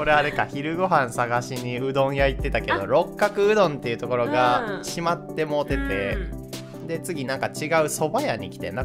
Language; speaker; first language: Japanese; native; Japanese